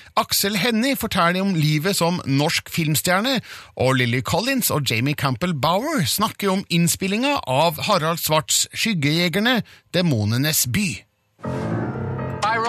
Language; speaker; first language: Norwegian; native; Norwegian